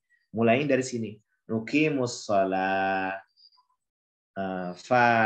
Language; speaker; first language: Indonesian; native; Indonesian